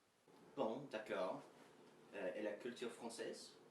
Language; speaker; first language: French; non-native, learner; English